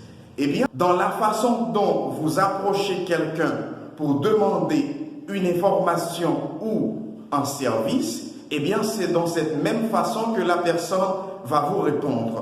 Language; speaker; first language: French; non-native, local second language; Haitian Creole